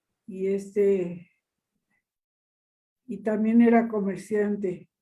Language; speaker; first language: Spanish; early bilingual, other home language; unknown